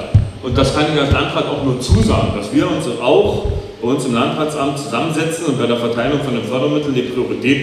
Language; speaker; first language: German; native; German